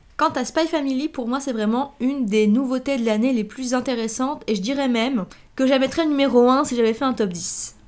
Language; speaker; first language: French; native; French